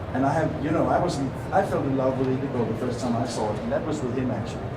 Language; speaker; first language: English; non-native, fluent; Danish